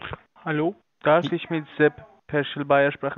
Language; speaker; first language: German; non-native, fluent; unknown